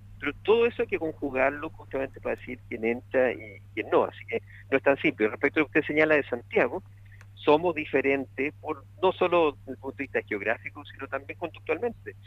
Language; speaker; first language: Spanish; native; Spanish